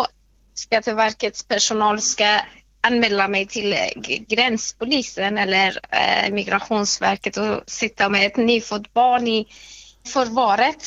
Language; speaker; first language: Swedish; non-native, fluent; Persian